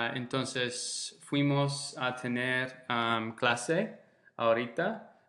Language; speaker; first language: Spanish; non-native, learner; English